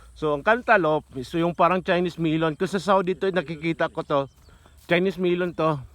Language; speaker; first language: Filipino; non-native, local second language; Cebuano